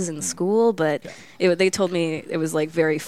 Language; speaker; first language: English; early bilingual, other home language; Spanish